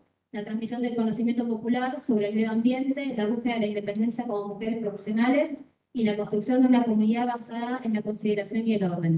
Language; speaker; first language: Spanish; native; Spanish